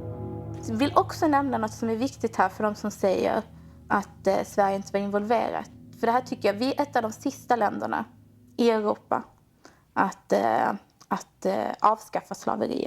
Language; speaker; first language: Swedish; native; Swedish